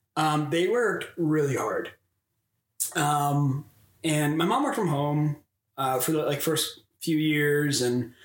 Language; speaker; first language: English; native; English